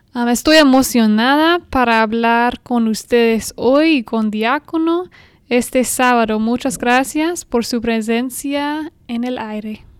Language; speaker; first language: Spanish; non-native, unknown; English